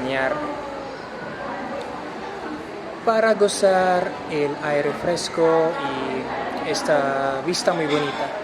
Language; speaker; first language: Spanish; non-native, fluent; Filipino